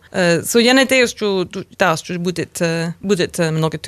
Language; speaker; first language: Russian; non-native, learner; English